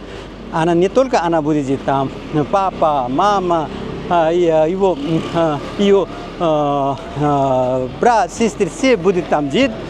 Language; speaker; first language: Russian; non-native, fluent; Nepali